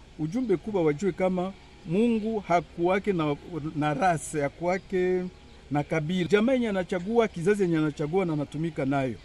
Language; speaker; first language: Swahili; native; Swahili